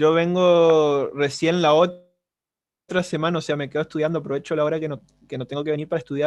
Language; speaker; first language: Spanish; native; Spanish